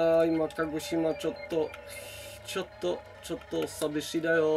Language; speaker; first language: Japanese; non-native, learner; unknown